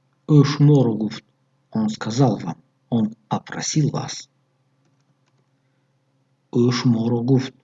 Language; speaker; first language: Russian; non-native, local second language; Tajik